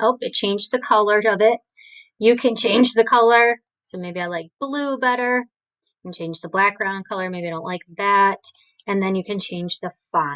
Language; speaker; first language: English; native; English